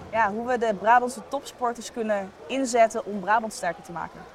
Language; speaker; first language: Dutch; native; Dutch